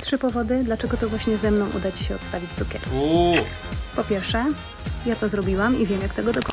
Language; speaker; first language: Polish; native; Polish